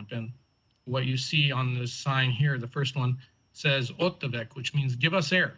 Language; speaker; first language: English; native; English